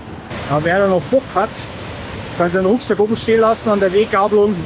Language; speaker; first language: German; native; German